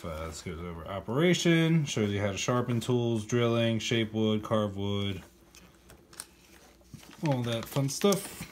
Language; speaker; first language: English; native; English